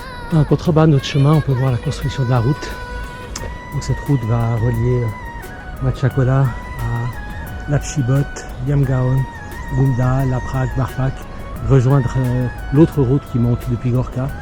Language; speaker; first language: French; native; French